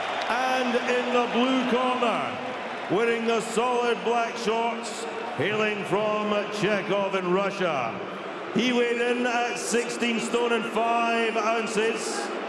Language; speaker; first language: English; native; English